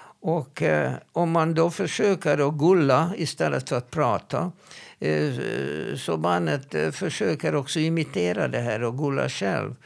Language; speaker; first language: Swedish; non-native, fluent; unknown